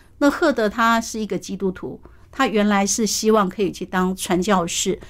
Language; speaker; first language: Chinese; native; Chinese